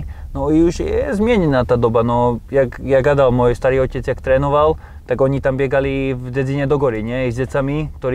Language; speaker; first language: Polish; non-native, learner; Slovak